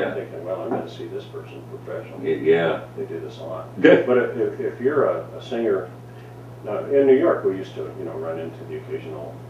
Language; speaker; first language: English; native; English